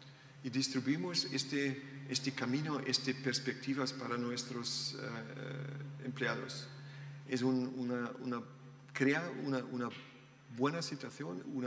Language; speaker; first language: Spanish; non-native, learner; German